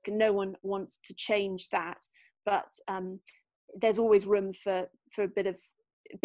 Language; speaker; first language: English; native; English